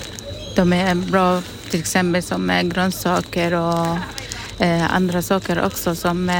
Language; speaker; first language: Swedish; non-native, learner; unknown